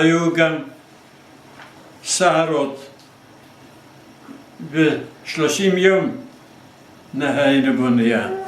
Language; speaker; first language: Hebrew; non-native, fluent; Hungarian